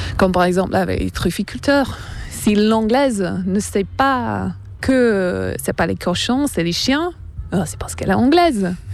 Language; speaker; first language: French; non-native, fluent; English